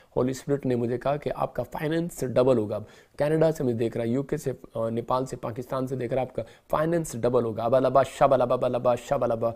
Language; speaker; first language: Hindi; non-native, local second language; Punjabi